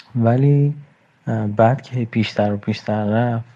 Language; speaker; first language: Persian; native; Persian